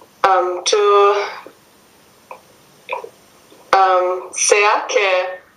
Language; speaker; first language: Spanish; non-native, learner; English